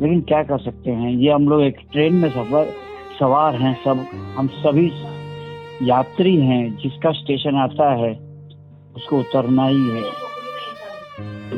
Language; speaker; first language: Hindi; native; Hindi